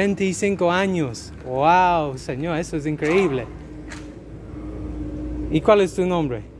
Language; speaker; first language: Spanish; non-native, learner; English